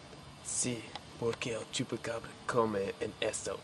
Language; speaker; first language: Spanish; non-native, learner; English